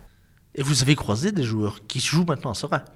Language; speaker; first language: French; native; French